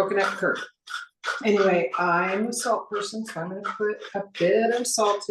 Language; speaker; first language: English; native; English